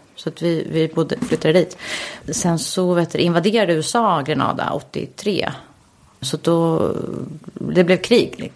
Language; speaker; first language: Swedish; early bilingual, heritage; Swedish